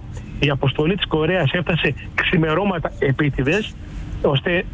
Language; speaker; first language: Greek; native; Greek